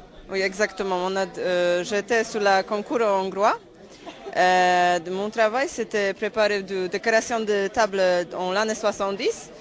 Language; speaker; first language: French; non-native, learner; Hungarian